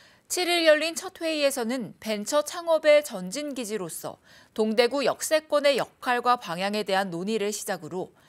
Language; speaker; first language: Korean; native; Korean